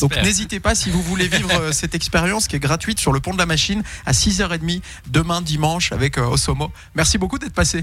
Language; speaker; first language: French; native; French